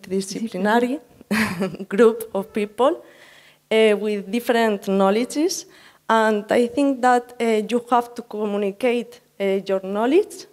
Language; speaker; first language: English; non-native, learner; Spanish